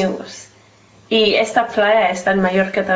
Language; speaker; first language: Spanish; non-native, learner; English